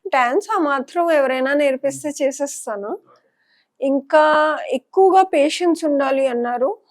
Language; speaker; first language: Telugu; non-native, local second language; Punjabi